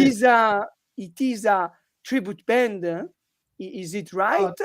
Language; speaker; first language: English; non-native, learner; Italian